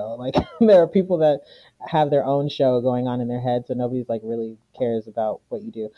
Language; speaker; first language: English; native; English